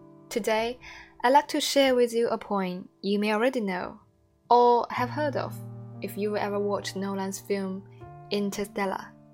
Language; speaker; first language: English; non-native, fluent; Chinese